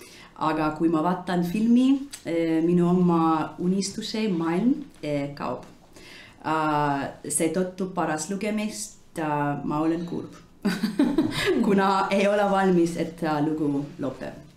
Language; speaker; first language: Estonian; non-native, learner; English